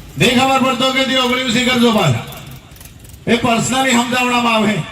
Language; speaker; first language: Gujarati; non-native, local second language; Bhili